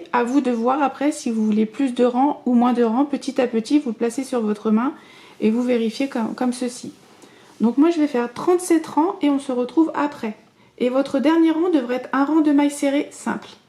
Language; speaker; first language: French; native; French